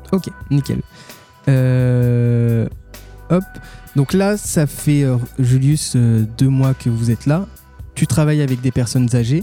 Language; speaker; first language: French; native; French